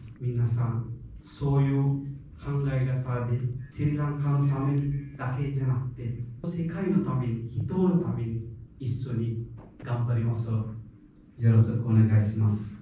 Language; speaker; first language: Japanese; non-native, learner; Sinhala